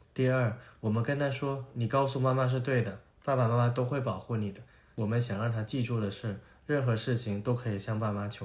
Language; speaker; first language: Chinese; native; Chinese